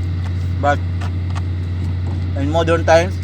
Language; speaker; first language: English; non-native, learner; Filipino